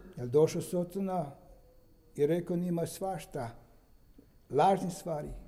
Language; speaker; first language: Serbian; non-native, fluent; Romanian